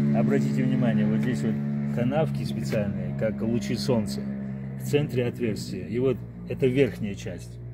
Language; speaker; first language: Russian; non-native, local second language; Adyghe